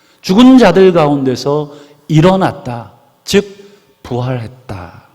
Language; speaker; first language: Korean; native; Korean